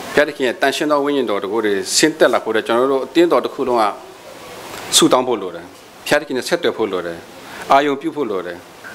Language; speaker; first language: Burmese; non-native, local second language; Kachin